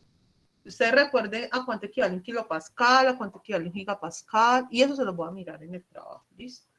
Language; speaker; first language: Spanish; native; Spanish